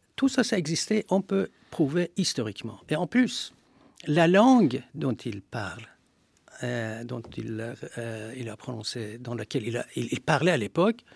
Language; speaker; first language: French; non-native, fluent; Persian